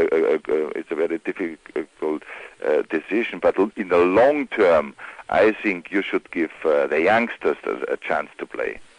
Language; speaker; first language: English; non-native, fluent; German